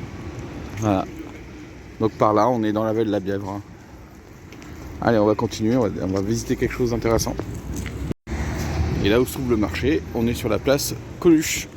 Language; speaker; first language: French; native; French